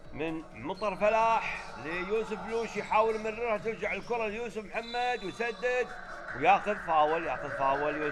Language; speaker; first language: Arabic; native; Arabic